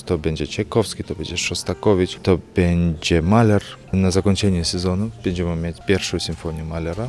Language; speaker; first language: Polish; non-native, fluent; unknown